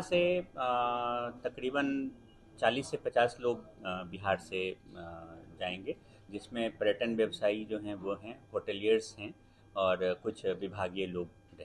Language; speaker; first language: Hindi; native; Hindi